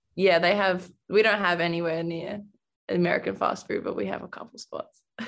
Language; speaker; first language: English; native; English